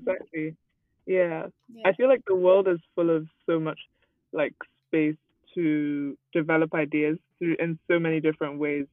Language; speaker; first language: English; non-native, local second language; Yoruba